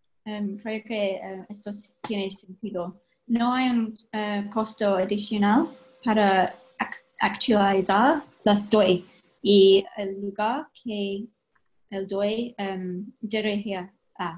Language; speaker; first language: Spanish; non-native, fluent; English